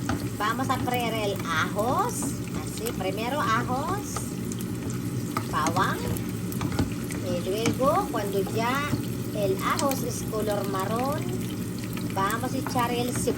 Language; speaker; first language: Spanish; non-native, learner; Filipino